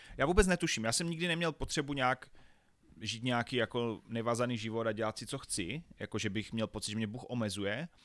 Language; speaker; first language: Czech; native; Czech